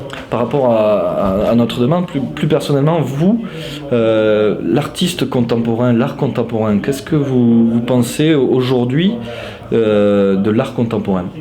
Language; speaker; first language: French; native; French